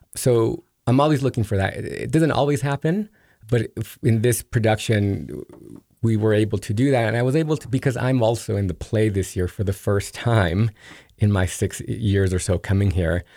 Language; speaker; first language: English; early bilingual, other home language; Spanish